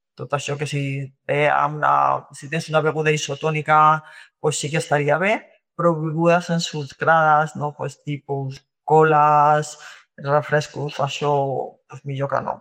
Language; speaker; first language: Catalan; non-native, local second language; Spanish